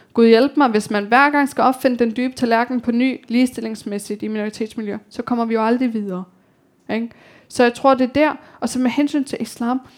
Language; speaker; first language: Danish; early bilingual, other home language; Persian